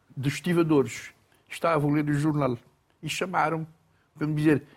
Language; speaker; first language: Portuguese; non-native, local second language; Kabuverdianu